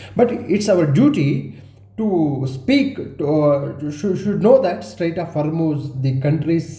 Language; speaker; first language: English; non-native, local second language; Kannada